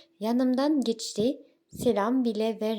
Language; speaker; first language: Turkish; non-native, fluent; Kazakh